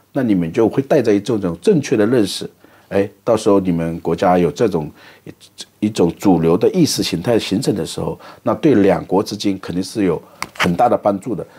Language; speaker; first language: Chinese; native; Chinese